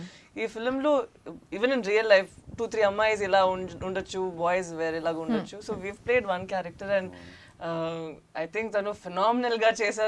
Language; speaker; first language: Telugu; non-native, learner; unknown